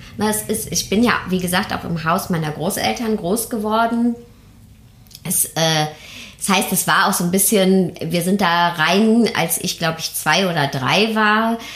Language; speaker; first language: German; early bilingual, other home language; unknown